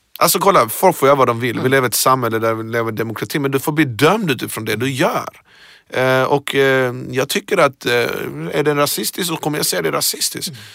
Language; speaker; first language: Swedish; early bilingual, other home language; Persian